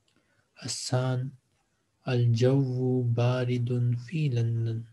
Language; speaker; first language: Arabic; non-native, fluent; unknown